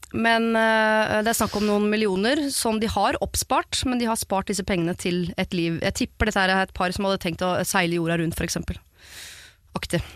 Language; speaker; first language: Norwegian; native; Norwegian